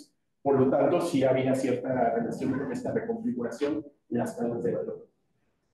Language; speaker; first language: Spanish; native; Spanish